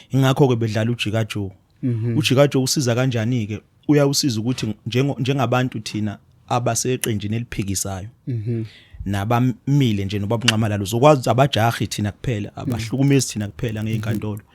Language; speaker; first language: Zulu; native; Zulu